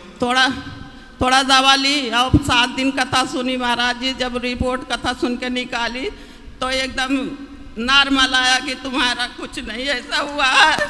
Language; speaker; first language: Hindi; native; Hindi